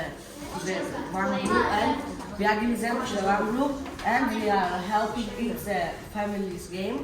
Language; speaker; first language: English; non-native, learner; Tajik